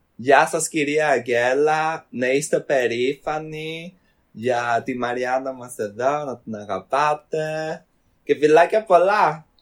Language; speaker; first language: Greek; early bilingual, other home language; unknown